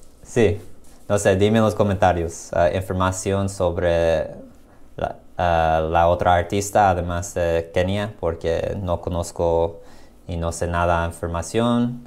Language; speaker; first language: Spanish; non-native, learner; English